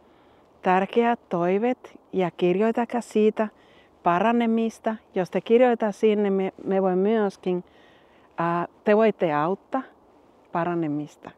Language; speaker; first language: Finnish; non-native, learner; Spanish